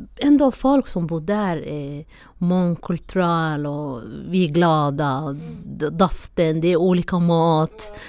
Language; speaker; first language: Swedish; non-native, fluent; Somali